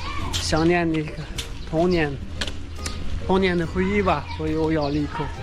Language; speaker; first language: Chinese; non-native, local second language; Uyghur